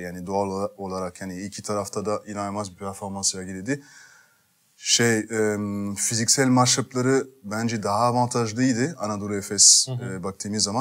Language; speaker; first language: Turkish; non-native, fluent; French